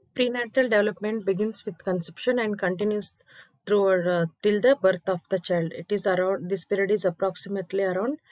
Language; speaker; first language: English; non-native, local second language; Kannada